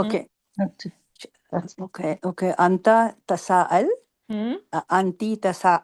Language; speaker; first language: Arabic; non-native, learner; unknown